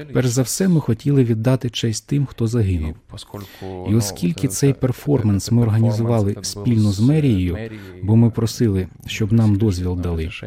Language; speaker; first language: Ukrainian; non-native, fluent; Lithuanian